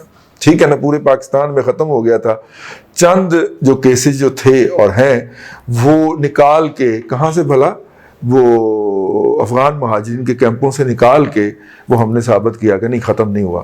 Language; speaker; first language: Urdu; non-native, local second language; Punjabi